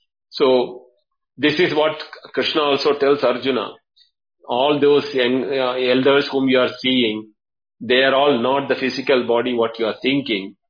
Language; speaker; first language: English; non-native, local second language; Tamil